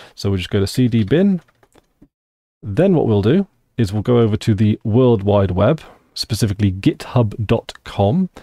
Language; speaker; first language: English; native; English